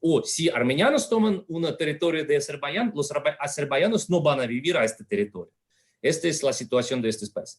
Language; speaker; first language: Spanish; non-native, fluent; Russian